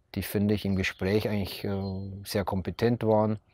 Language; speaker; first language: German; native; German